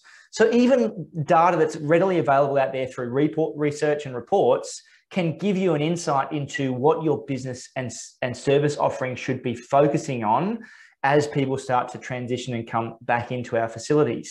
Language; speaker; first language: English; native; English